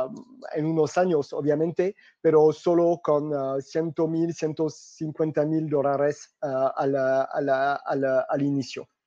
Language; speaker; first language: Spanish; non-native, fluent; French